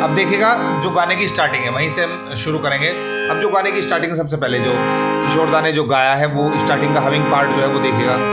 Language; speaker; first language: Hindi; native; Hindi